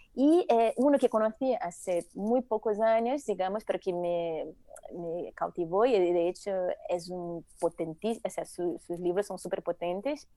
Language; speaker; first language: Spanish; non-native, fluent; Portuguese